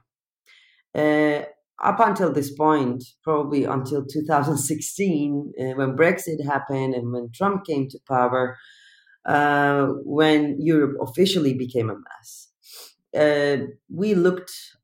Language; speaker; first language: English; non-native, fluent; Turkish